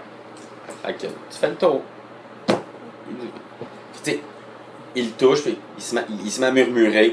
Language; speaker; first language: French; native; French